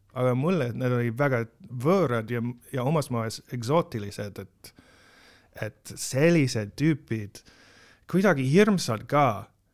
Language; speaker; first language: Estonian; non-native, fluent; English